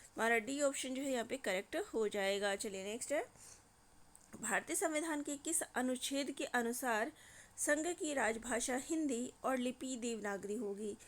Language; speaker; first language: Hindi; native; Hindi